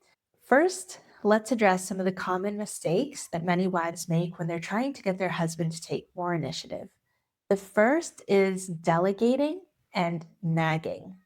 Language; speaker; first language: English; native; English